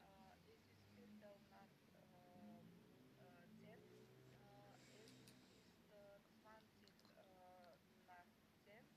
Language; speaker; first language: German; non-native, learner; Macedonian